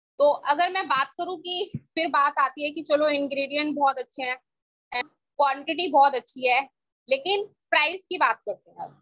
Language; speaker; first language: Hindi; native; Hindi